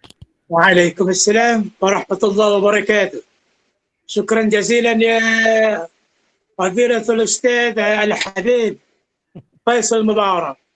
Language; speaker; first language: Arabic; non-native, fluent; Indonesian